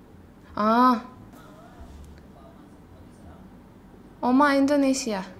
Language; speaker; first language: Korean; non-native, learner; Indonesian